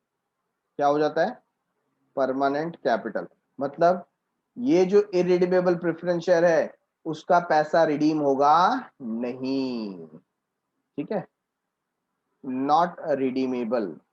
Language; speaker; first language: Hindi; native; Hindi